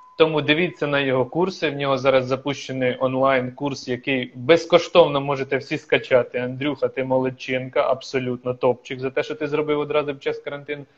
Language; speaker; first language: Ukrainian; native; Ukrainian